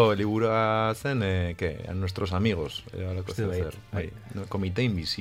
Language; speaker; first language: Basque; early bilingual, other home language; Polish